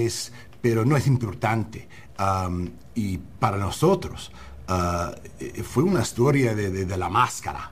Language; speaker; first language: Spanish; non-native, learner; English